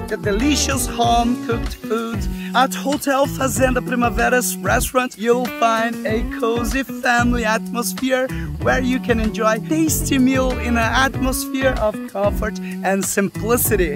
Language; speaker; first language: English; non-native, fluent; Portuguese